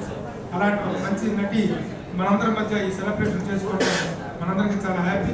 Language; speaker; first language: Telugu; native; Telugu